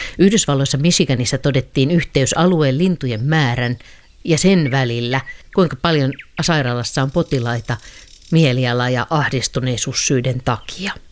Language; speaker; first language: Finnish; native; Finnish